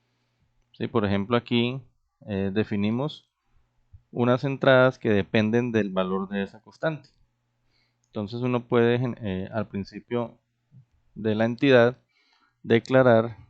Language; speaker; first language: Spanish; native; Spanish